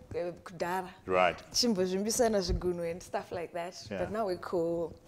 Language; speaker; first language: English; non-native, local second language; Shona